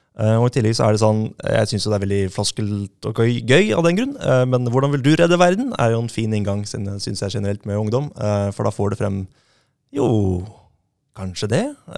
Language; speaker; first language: Norwegian; native; Norwegian